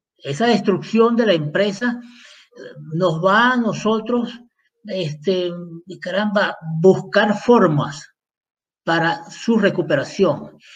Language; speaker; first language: Spanish; native; Spanish